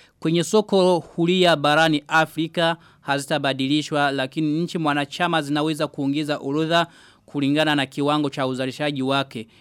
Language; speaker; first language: Swahili; non-native, local second language; Rundi